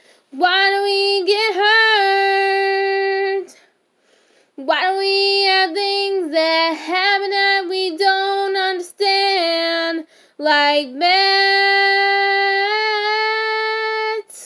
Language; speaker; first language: English; native; English